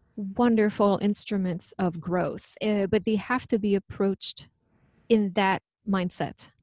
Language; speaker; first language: English; non-native, fluent; French